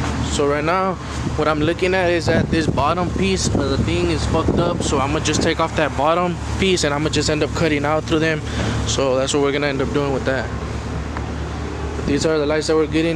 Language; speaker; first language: English; early bilingual, other home language; Spanish